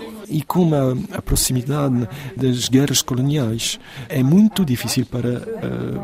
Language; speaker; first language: Portuguese; non-native, fluent; French